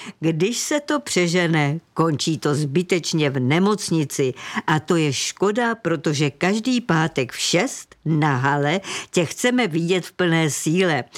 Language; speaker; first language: Czech; native; Czech